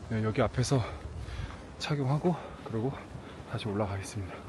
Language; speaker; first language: Korean; native; Korean